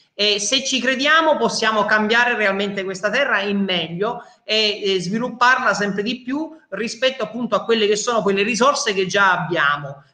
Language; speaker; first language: Italian; early bilingual, heritage; Italian